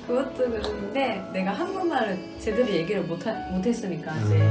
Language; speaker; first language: Korean; non-native, learner; Japanese